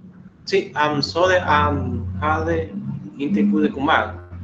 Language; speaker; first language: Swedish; non-native, learner; Spanish